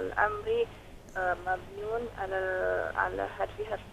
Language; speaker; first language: Arabic; non-native, learner; Indonesian